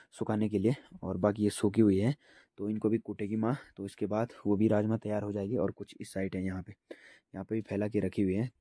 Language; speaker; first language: Hindi; native; Hindi